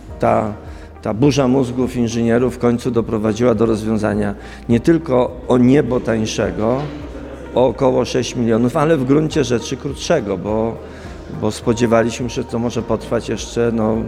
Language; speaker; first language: Polish; native; Polish